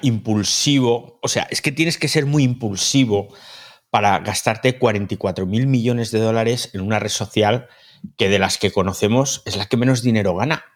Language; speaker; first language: Spanish; native; Spanish